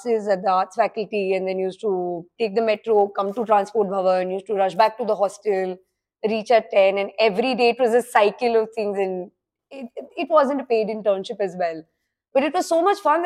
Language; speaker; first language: English; non-native, local second language; Hindi